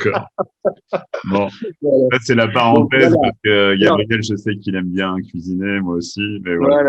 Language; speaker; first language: French; native; French